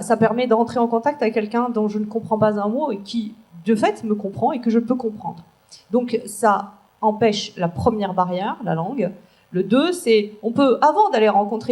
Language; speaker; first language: French; native; French